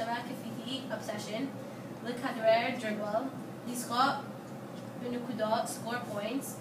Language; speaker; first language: Hebrew; early bilingual, other home language; English